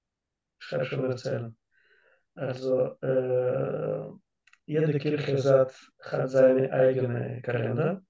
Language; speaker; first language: German; non-native, learner; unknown